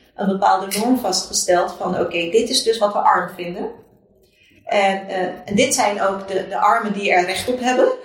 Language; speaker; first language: Dutch; native; Dutch